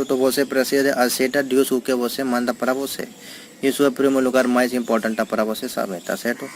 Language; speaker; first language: Portuguese; non-native, learner; Hindi